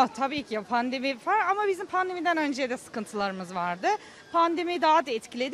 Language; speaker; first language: Turkish; early bilingual, heritage; Turkish